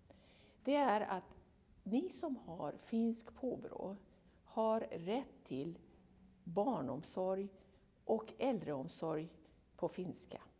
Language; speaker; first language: Swedish; non-native, fluent; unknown